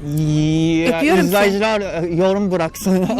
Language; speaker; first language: Turkish; non-native, learner; Japanese